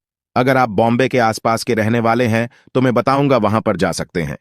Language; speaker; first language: Hindi; native; Hindi